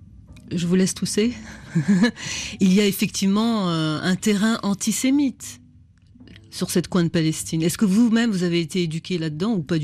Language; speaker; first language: French; native; French